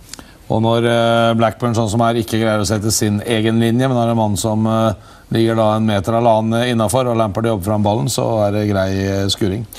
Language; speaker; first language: Norwegian; native; Norwegian